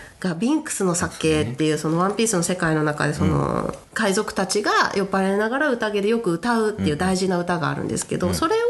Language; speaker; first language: Japanese; native; Japanese